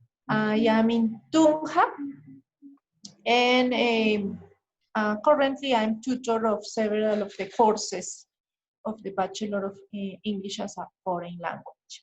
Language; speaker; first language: English; non-native, fluent; Spanish